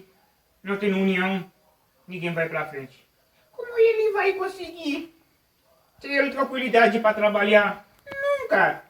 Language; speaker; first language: Portuguese; non-native, learner; Haitian Creole